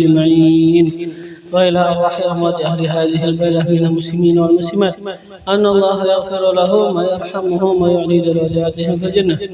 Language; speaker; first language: Arabic; non-native, fluent; Indonesian